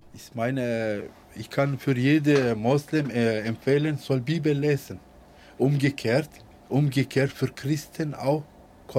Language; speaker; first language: German; early bilingual, other home language; Turkish